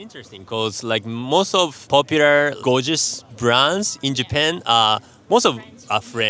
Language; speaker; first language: English; non-native, fluent; Japanese